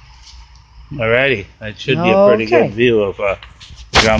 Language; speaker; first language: English; native; English